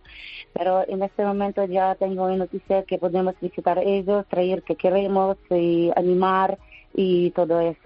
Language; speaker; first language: Spanish; non-native, learner; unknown